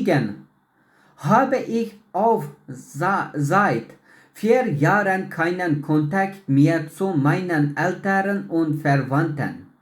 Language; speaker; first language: German; non-native, learner; Uyghur